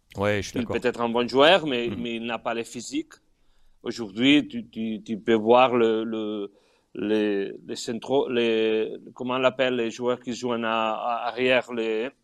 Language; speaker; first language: French; non-native, fluent; Catalan